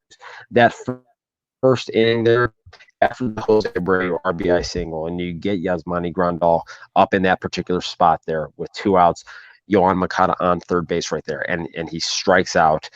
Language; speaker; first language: English; native; English